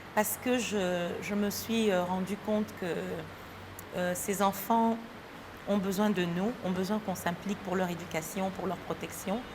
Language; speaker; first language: French; native; French